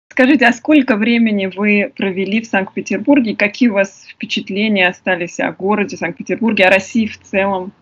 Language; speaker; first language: Russian; native; Russian